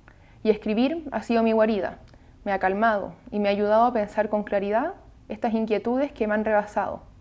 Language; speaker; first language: Spanish; native; Spanish